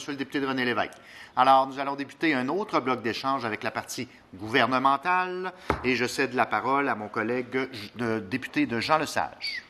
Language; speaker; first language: French; native; French